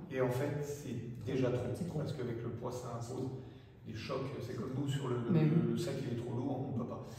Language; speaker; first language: French; native; French